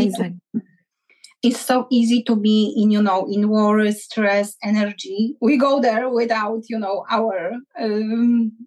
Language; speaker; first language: English; non-native, fluent; Polish